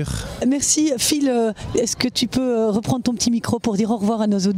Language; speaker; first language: French; native; French